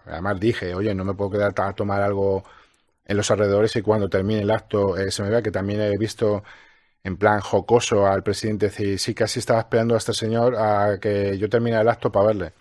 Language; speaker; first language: Spanish; native; Spanish